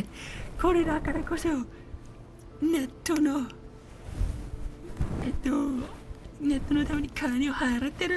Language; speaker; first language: Japanese; non-native, learner; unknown